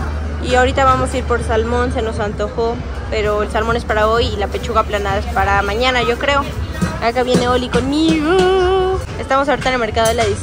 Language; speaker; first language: Spanish; native; Spanish